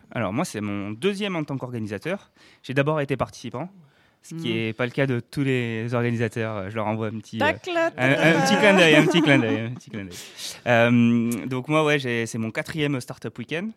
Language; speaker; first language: French; native; French